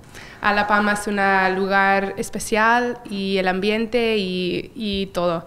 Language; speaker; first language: Spanish; non-native, learner; English